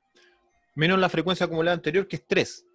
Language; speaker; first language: Spanish; native; Spanish